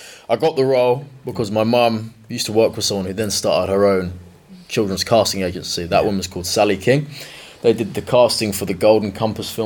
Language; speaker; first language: English; native; English